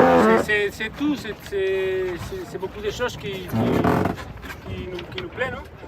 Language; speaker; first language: French; non-native, fluent; Spanish